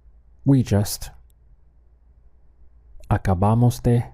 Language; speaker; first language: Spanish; non-native, fluent; English